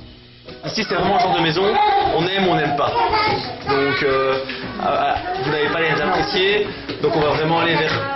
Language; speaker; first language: French; native; French